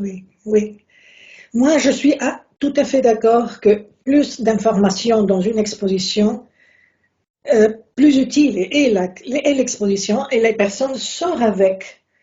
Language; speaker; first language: French; non-native, fluent; Spanish